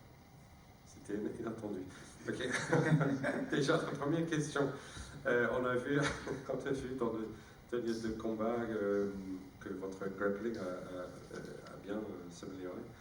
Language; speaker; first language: French; non-native, fluent; English